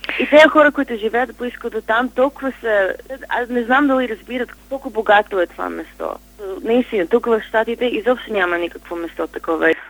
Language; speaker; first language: Bulgarian; early bilingual, heritage; Bulgarian